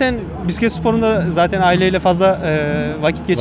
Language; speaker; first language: Turkish; native; Turkish